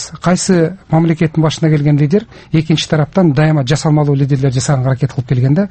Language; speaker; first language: Kyrgyz; native; Kyrgyz